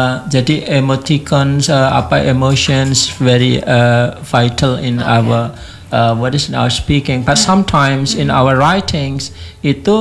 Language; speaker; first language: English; non-native, fluent; Indonesian